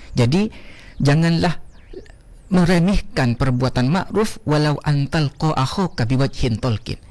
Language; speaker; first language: Indonesian; non-native, local second language; Madurese